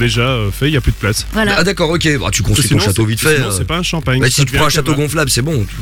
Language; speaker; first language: French; native; French